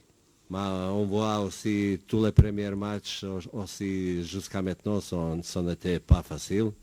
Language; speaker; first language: French; non-native, learner; Bosnian